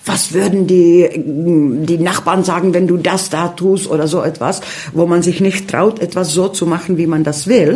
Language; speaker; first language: German; early bilingual, heritage; Czech